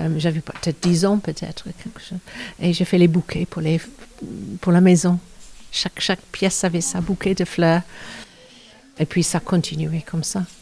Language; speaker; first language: French; non-native, fluent; English